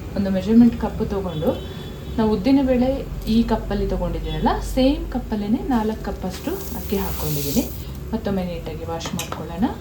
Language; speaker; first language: Kannada; non-native, local second language; Kodava